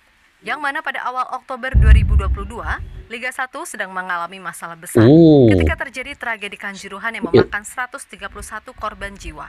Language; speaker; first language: Indonesian; native; Indonesian